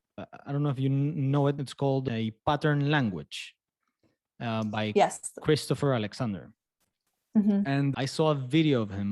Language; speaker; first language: English; non-native, fluent; Spanish